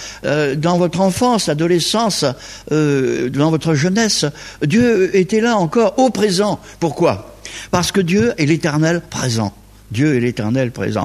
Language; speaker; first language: French; native; French